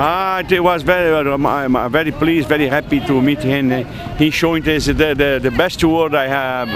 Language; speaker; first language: English; non-native, learner; Portuguese